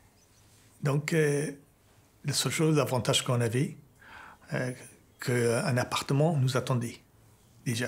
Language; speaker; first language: French; non-native, fluent; Persian